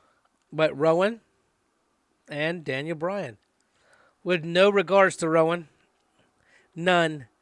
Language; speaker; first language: English; native; English